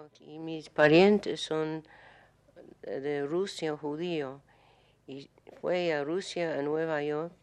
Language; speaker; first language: Spanish; non-native, learner; English